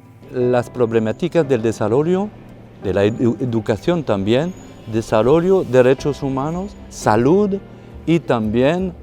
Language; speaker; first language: Spanish; non-native, fluent; French